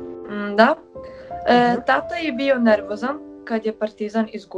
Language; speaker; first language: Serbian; early bilingual, heritage; Serbian